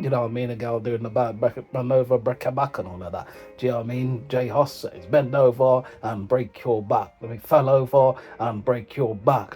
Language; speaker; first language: English; native; English